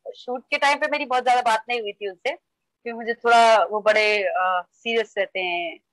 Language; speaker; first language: Hindi; native; Hindi